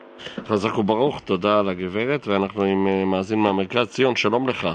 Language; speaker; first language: Hebrew; native; Hebrew